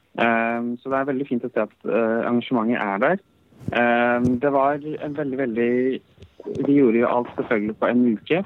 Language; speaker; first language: Norwegian; early bilingual, other home language; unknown